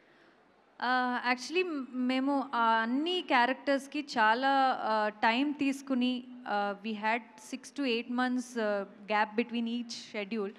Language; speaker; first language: Telugu; non-native, local second language; Kannada